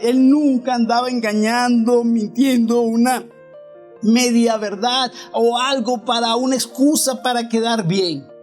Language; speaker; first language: Spanish; native; Spanish